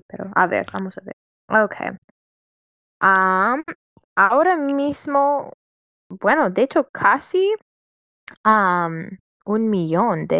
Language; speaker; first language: Spanish; non-native, fluent; English